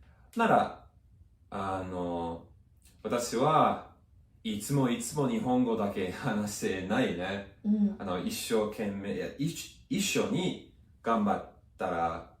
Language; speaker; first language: Japanese; non-native, fluent; English